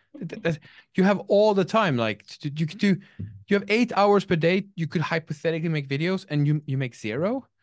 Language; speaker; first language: English; non-native, fluent; Swedish